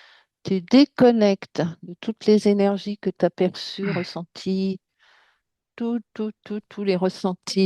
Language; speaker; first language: French; native; French